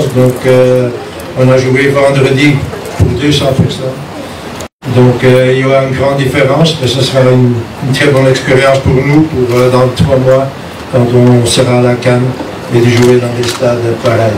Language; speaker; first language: French; non-native, fluent; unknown